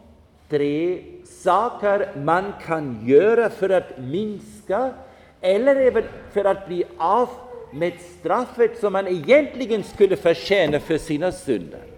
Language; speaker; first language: Swedish; non-native, fluent; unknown